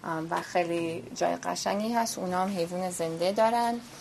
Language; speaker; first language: Persian; early bilingual, heritage; Persian